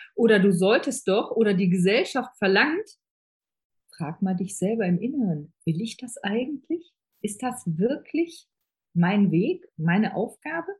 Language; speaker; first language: German; native; German